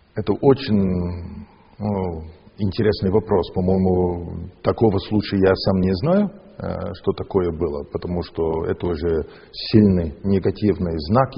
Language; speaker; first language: Russian; non-native, fluent; English